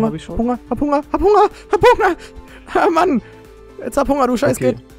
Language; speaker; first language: German; native; German